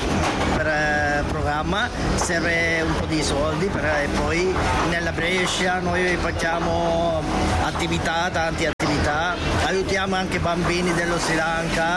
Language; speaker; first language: Italian; non-native, learner; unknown